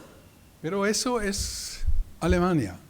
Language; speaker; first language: Spanish; non-native, learner; German